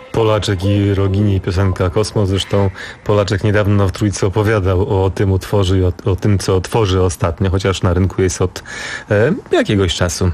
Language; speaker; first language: Polish; native; Polish